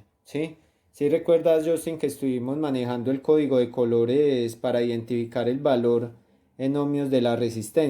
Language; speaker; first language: Spanish; native; Spanish